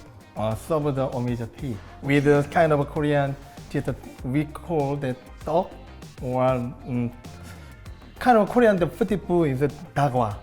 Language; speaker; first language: English; non-native, learner; Korean